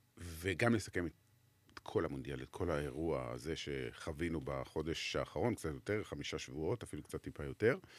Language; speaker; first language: Hebrew; native; Hebrew